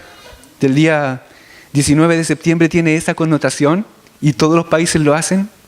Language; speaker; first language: Spanish; native; Spanish